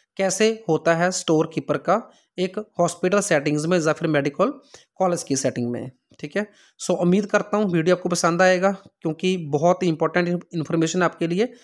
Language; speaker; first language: Hindi; non-native, local second language; Punjabi